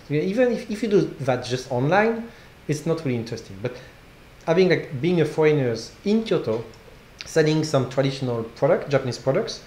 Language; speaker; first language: English; non-native, fluent; French